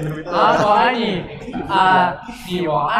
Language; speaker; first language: Chinese; non-native, learner; Thai